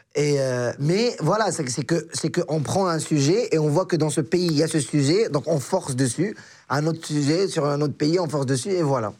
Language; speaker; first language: French; non-native, local second language; Arabic